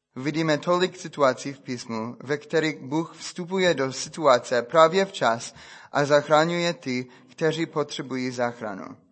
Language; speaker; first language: Czech; non-native, fluent; English